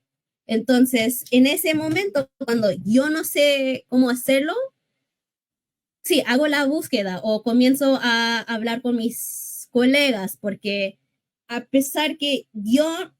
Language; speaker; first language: Spanish; early bilingual, heritage; English